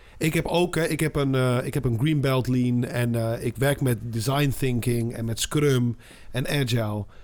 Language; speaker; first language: Dutch; native; Dutch